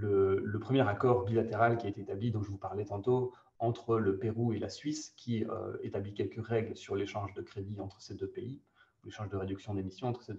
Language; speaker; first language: French; native; French